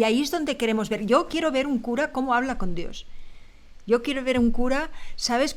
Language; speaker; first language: Spanish; native; Spanish